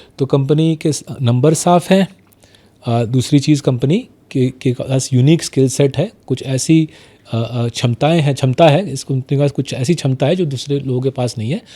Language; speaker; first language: Hindi; non-native, local second language; Bangla